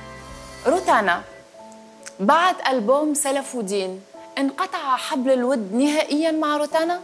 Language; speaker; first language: Arabic; native; Arabic